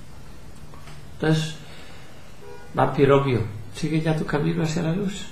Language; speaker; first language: Spanish; native; Spanish